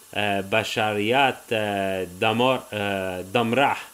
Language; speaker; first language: Arabic; non-native, learner; English